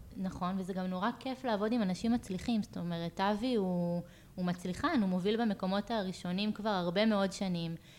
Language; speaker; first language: Hebrew; native; Hebrew